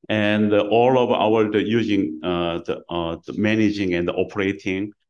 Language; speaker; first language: English; non-native, learner; Korean